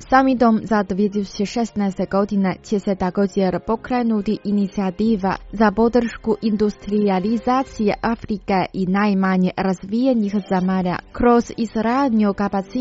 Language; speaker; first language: Croatian; non-native, fluent; Chinese